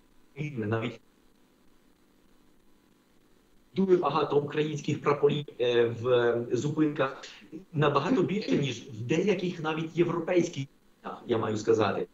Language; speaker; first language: Ukrainian; non-native, fluent; Spanish